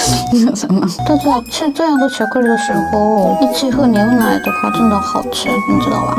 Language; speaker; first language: Chinese; non-native, learner; Korean